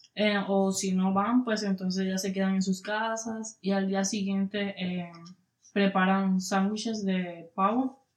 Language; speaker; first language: Spanish; native; Spanish